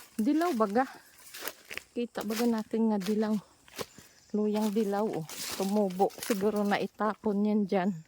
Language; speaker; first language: Filipino; non-native, local second language; Cebuano